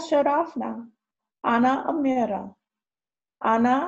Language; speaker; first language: Arabic; non-native, learner; English